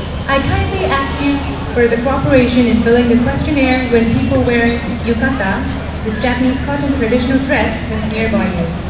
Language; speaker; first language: English; non-native, fluent; Japanese